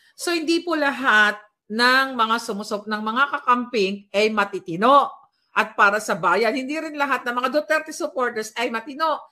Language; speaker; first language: Filipino; non-native, local second language; Hiligaynon